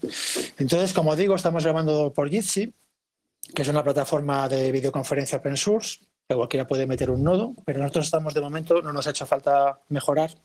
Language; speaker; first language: Spanish; native; Spanish